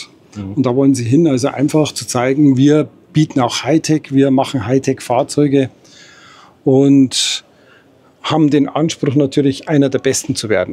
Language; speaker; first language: German; native; German